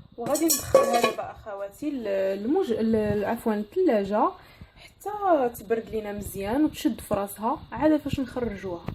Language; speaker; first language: Arabic; native; Arabic